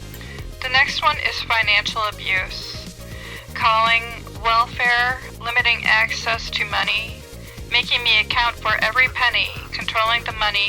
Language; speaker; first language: English; native; English